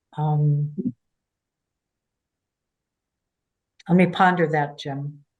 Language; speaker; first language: English; native; English